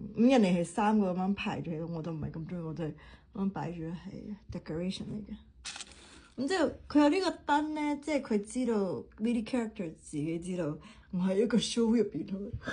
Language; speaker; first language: Cantonese; early bilingual, heritage; Cantonese